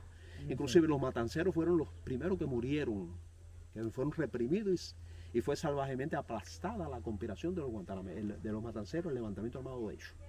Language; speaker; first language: Spanish; native; Spanish